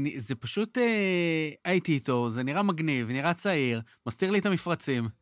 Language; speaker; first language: Hebrew; early bilingual, other home language; Russian